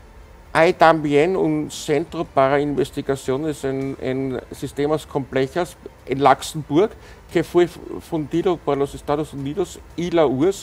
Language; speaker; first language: Spanish; non-native, fluent; German